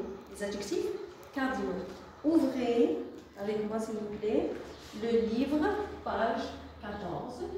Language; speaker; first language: French; non-native, local second language; Arabic